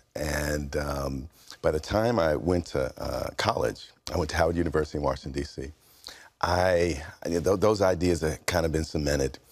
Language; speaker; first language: English; native; English